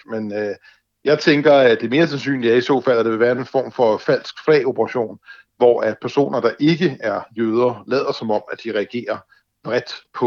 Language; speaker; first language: Danish; native; Danish